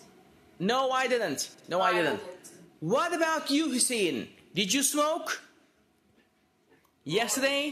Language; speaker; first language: English; non-native, fluent; Turkish